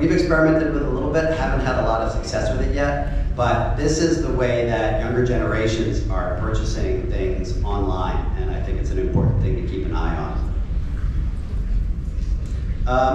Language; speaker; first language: English; native; English